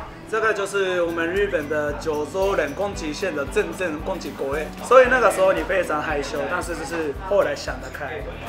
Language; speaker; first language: Chinese; non-native, fluent; Japanese